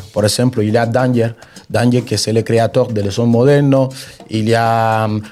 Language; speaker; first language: French; non-native, fluent; Spanish